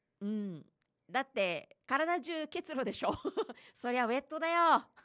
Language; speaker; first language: Japanese; native; Japanese